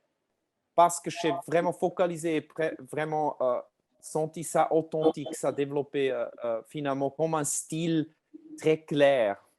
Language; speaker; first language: French; non-native, learner; German